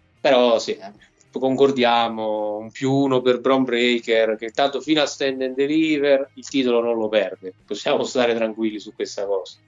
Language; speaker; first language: Italian; native; Italian